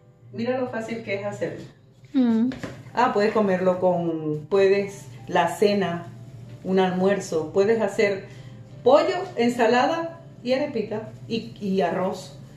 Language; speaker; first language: Spanish; native; Spanish